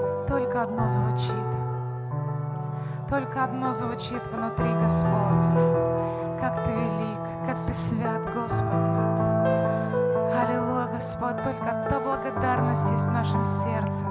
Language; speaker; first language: Russian; native; Russian